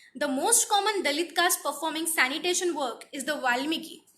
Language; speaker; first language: English; non-native, local second language; Marathi